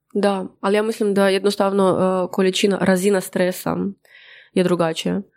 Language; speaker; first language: Croatian; non-native, fluent; Russian